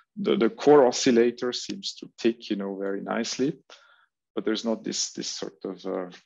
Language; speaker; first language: English; non-native, fluent; French